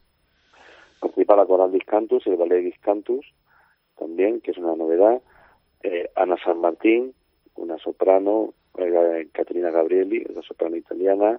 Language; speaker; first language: Spanish; native; Spanish